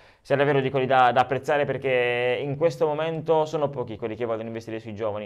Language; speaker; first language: Italian; native; Italian